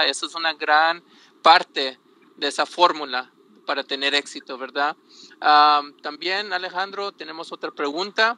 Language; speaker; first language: Spanish; early bilingual, heritage; Spanish